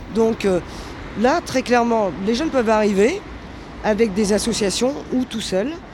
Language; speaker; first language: French; native; French